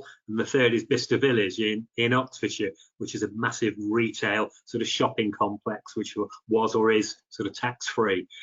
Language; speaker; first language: English; native; English